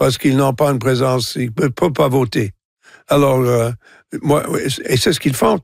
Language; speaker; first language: French; non-native, local second language; English